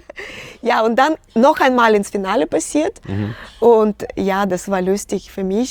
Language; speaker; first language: German; non-native, learner; Russian